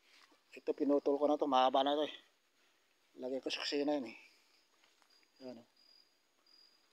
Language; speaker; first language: Filipino; native; Filipino